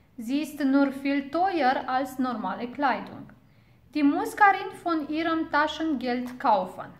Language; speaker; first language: German; non-native, fluent; Romanian